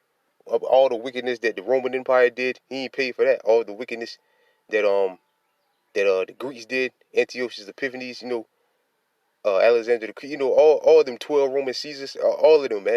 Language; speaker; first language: English; native; English